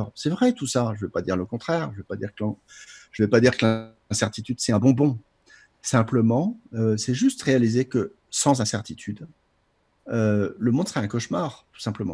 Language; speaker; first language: French; native; French